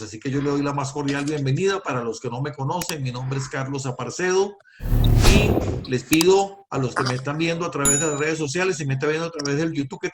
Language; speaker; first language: Spanish; native; Spanish